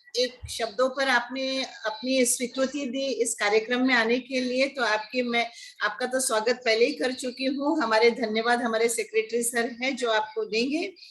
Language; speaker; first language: Hindi; non-native, local second language; Marathi